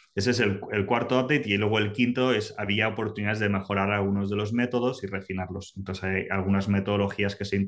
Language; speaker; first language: Spanish; native; Spanish